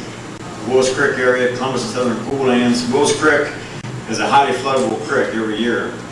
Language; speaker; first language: English; native; English